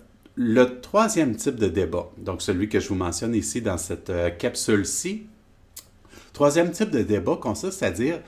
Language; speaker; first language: French; native; French